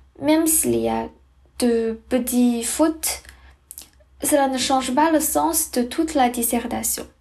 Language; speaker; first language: French; non-native, fluent; Chinese